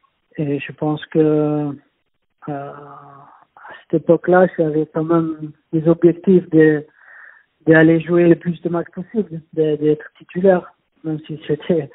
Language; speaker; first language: French; non-native, fluent; Swedish